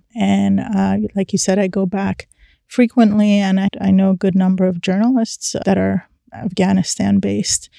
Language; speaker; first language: English; early bilingual, other home language; Persian